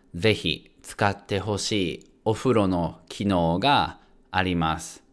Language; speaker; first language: Japanese; native; Japanese